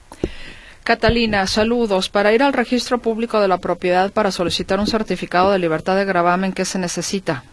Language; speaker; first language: Spanish; native; Spanish